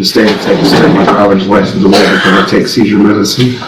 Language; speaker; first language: English; native; English